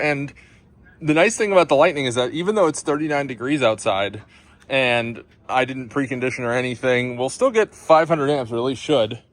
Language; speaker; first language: English; native; English